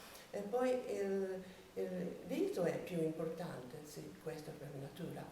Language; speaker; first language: Italian; non-native, learner; Japanese